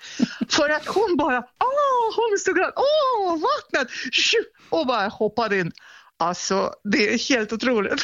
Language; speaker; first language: Swedish; non-native, fluent; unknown